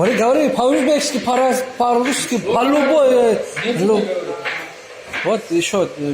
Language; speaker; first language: Russian; non-native, learner; Tajik